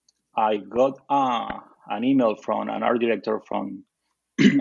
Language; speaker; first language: English; non-native, fluent; Spanish